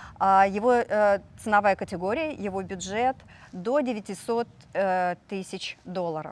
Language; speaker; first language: Russian; native; Russian